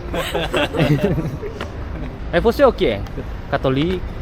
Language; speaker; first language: Portuguese; non-native, learner; Indonesian